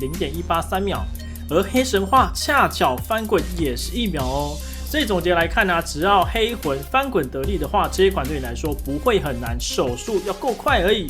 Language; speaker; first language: Chinese; native; Chinese